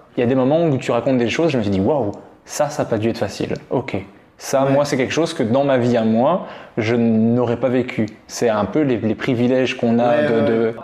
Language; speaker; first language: French; native; French